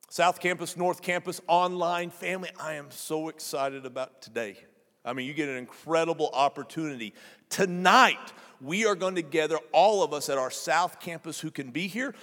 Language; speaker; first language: English; native; English